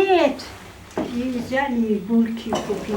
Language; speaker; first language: Russian; non-native, local second language; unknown